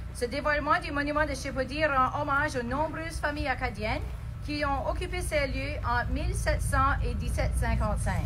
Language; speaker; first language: French; native; French